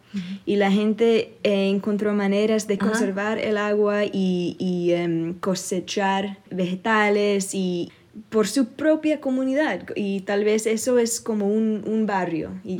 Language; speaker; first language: Spanish; early bilingual, other home language; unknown